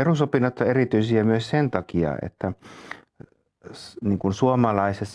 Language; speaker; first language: Finnish; native; Finnish